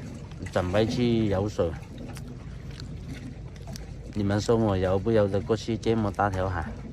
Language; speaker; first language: Chinese; non-native, local second language; Cantonese